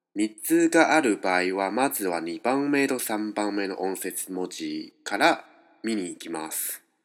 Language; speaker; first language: Japanese; non-native, fluent; Chinese